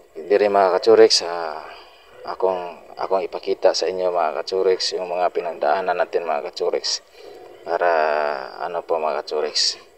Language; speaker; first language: Filipino; non-native, local second language; Cebuano